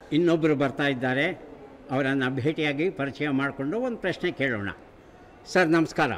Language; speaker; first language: Kannada; native; Kannada